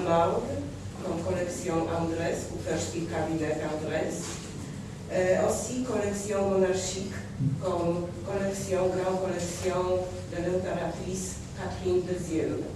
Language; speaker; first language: French; non-native, learner; Polish